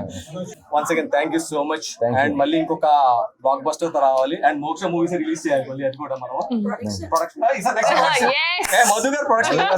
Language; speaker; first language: Telugu; native; Telugu